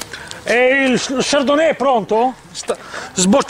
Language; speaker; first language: Italian; native; Italian